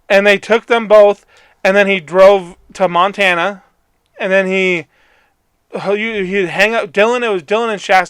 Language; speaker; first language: English; native; English